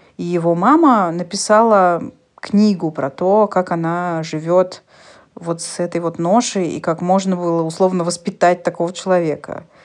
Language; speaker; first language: Russian; native; Russian